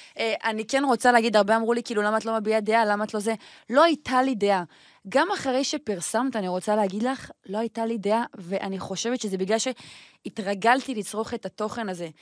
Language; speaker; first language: Hebrew; native; Hebrew